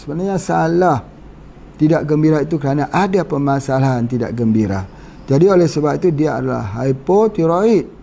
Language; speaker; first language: Malay; native; Malay